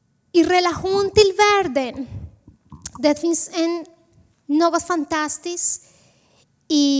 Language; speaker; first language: Swedish; non-native, fluent; Spanish